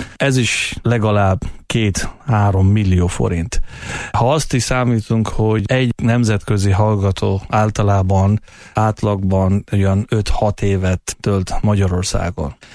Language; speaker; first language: Hungarian; non-native, fluent; Persian